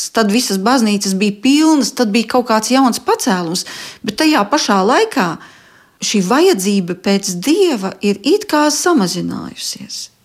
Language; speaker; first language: Latvian; native; Latvian